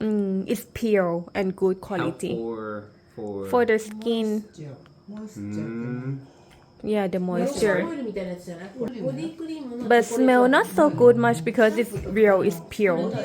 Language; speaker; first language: English; non-native, learner; Thai